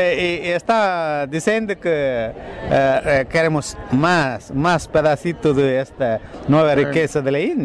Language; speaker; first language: Spanish; non-native, fluent; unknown